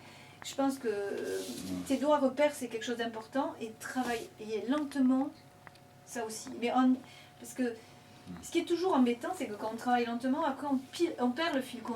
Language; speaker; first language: French; native; French